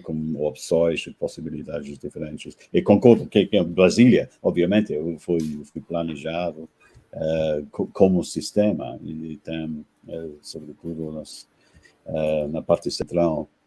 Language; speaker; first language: Portuguese; non-native, fluent; English